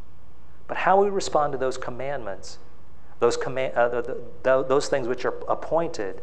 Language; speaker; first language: English; native; English